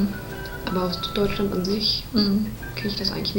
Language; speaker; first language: German; native; German